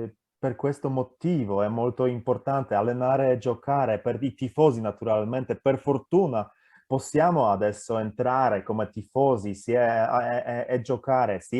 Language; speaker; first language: Italian; non-native, fluent; Polish